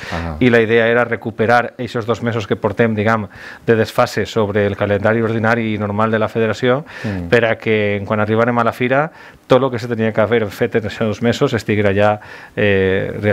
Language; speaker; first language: Catalan; native; Catalan